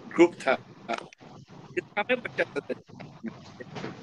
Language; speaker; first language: Hindi; native; Hindi